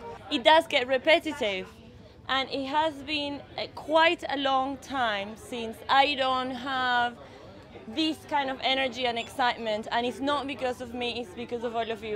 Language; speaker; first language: English; non-native, fluent; Spanish